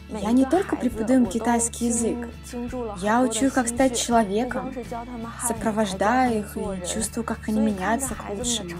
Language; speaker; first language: Russian; non-native, fluent; Chinese